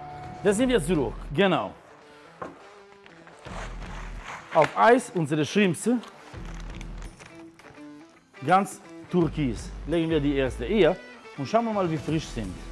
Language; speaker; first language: German; non-native, fluent; Italian